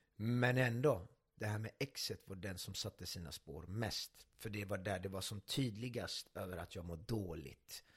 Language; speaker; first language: Swedish; native; Swedish